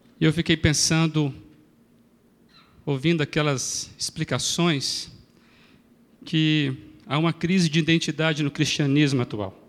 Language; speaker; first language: Portuguese; native; Portuguese